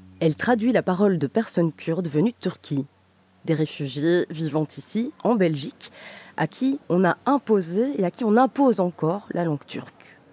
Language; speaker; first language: French; native; French